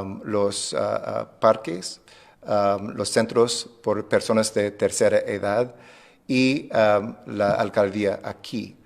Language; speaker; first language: Spanish; non-native, fluent; English